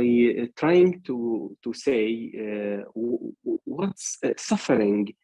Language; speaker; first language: English; non-native, learner; Arabic